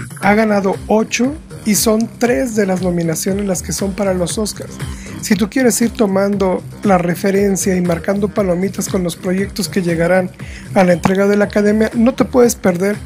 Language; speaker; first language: Spanish; native; Spanish